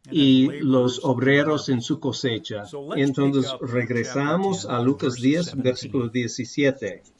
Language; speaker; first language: Spanish; non-native, fluent; English